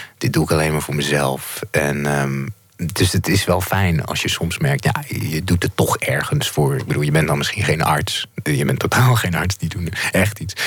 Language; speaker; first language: Dutch; native; Dutch